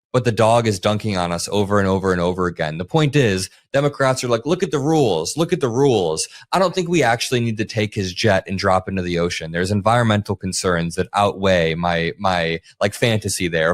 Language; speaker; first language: English; native; English